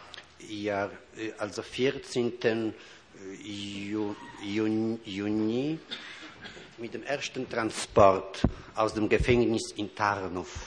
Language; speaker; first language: German; non-native, fluent; Polish